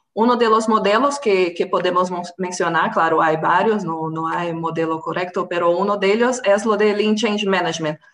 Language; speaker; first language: Spanish; non-native, fluent; Portuguese